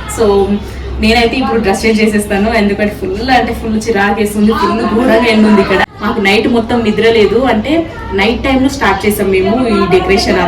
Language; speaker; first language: Telugu; non-native, local second language; Lambadi